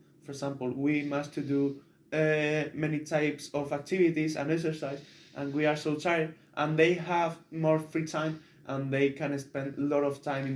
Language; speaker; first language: English; non-native, learner; Spanish